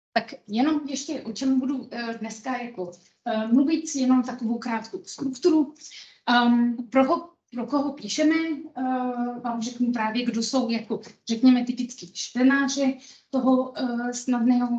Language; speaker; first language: Czech; non-native, fluent; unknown